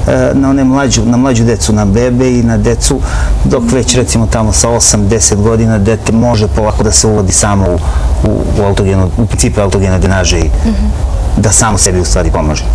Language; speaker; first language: Serbian; native; Serbian